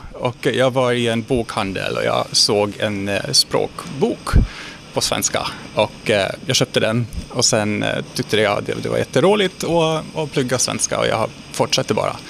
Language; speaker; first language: Swedish; non-native, fluent; Hungarian